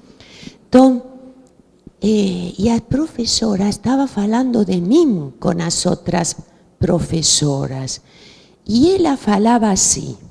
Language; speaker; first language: Portuguese; non-native, fluent; Spanish